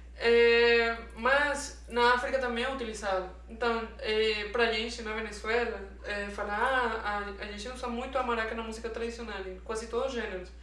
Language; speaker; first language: Portuguese; non-native, fluent; Spanish